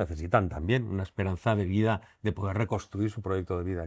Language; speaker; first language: Spanish; native; Spanish